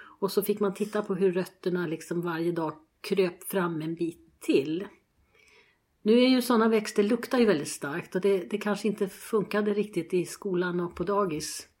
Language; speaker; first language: Swedish; native; Swedish